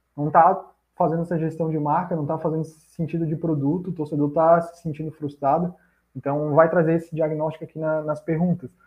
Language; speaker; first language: Portuguese; native; Portuguese